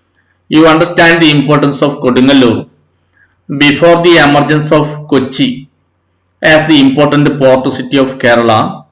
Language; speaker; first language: English; non-native, local second language; Malayalam